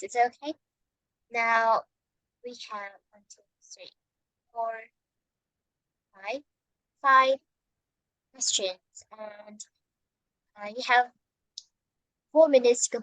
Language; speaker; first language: English; non-native, fluent; Vietnamese